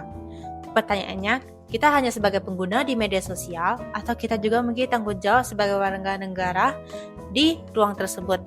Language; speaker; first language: Indonesian; native; Indonesian